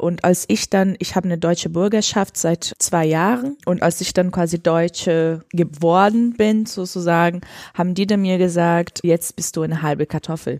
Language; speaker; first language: German; non-native, fluent; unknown